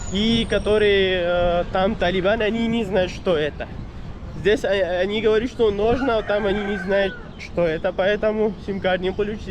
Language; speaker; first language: Russian; non-native, learner; Pashto